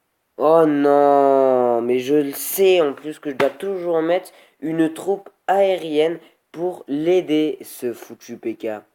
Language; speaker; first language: French; native; French